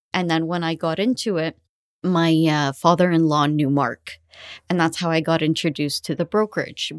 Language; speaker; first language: English; early bilingual, other home language; Arabic